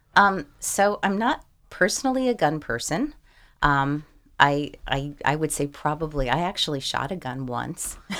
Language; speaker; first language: English; native; English